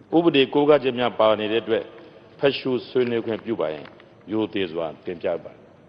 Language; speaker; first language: Burmese; non-native, local second language; Rohingya